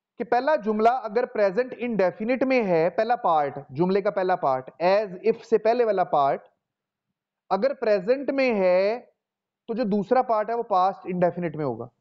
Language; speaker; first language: Urdu; non-native, local second language; Punjabi